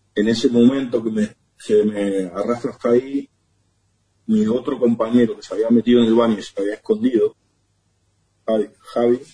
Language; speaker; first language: Spanish; native; Spanish